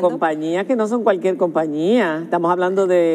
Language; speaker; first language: Spanish; native; Spanish